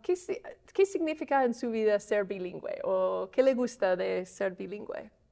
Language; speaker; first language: Spanish; non-native, fluent; English